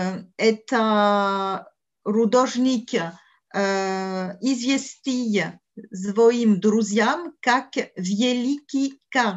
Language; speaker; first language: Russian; non-native, learner; French